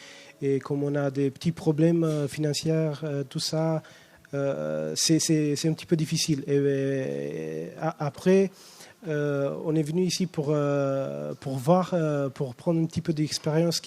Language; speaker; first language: French; non-native, fluent; Romanian